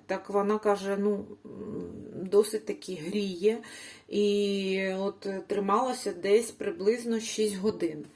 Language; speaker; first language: Ukrainian; native; Ukrainian